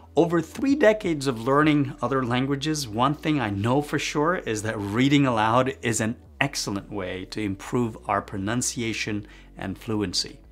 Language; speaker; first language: English; non-native, fluent; Chinese